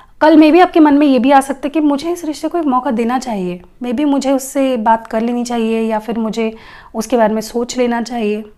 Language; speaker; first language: Hindi; non-native, local second language; Marathi